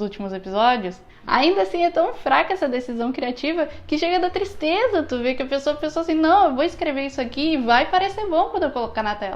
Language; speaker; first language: Portuguese; native; Portuguese